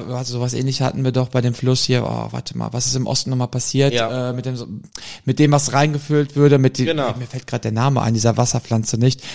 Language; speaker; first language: German; native; German